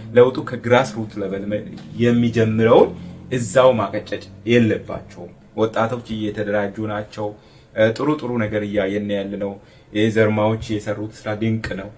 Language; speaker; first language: Amharic; non-native, local second language; Sidamo